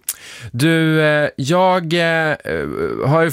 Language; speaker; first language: Swedish; native; Swedish